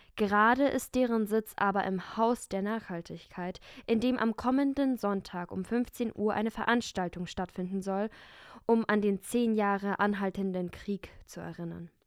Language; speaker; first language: German; early bilingual, other home language; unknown